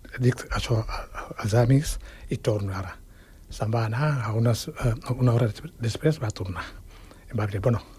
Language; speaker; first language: Catalan; non-native, fluent; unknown